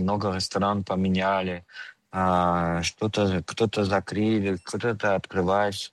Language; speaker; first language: Russian; non-native, fluent; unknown